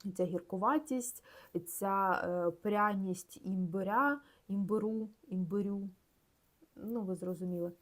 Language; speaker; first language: Ukrainian; non-native, local second language; Russian